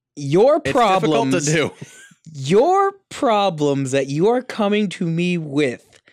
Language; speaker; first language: English; early bilingual, other home language; Italian